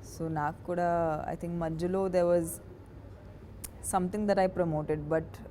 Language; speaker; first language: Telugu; non-native, fluent; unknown